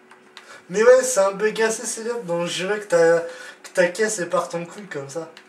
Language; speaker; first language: French; native; French